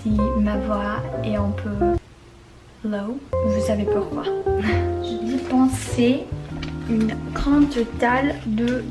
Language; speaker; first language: French; non-native, learner; English